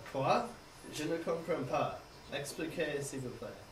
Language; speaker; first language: French; non-native, learner; English